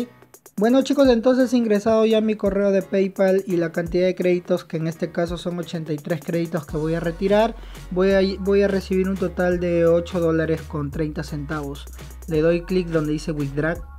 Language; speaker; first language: Spanish; native; Spanish